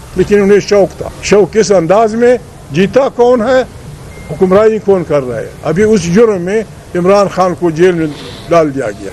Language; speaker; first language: Urdu; non-native, local second language; Pashto